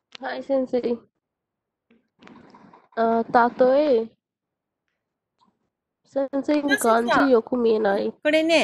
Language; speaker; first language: Japanese; non-native, learner; Hindi